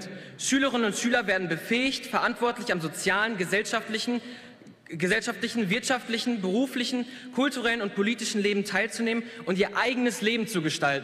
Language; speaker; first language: German; native; German